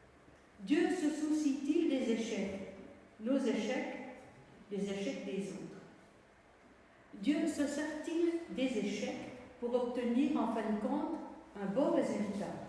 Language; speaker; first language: French; native; French